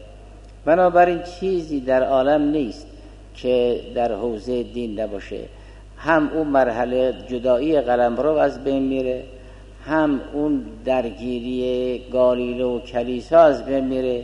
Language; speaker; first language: Persian; native; Persian